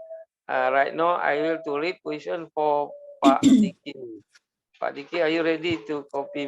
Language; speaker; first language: English; non-native, learner; Malay